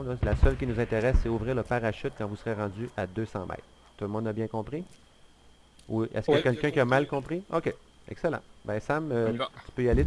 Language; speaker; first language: French; native; French